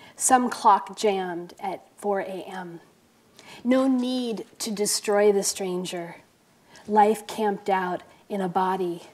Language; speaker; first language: English; native; English